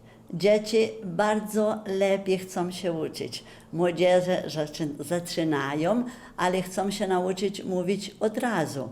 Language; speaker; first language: Polish; early bilingual, heritage; Polish